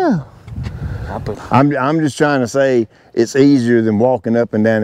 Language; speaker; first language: English; native; English